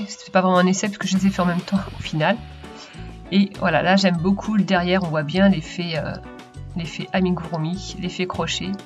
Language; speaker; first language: French; native; French